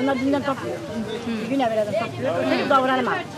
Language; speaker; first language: Turkish; native; Turkish